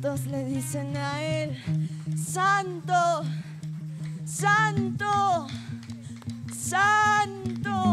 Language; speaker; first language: Spanish; native; Spanish